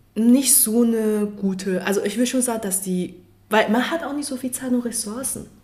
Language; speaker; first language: German; non-native, fluent; Chinese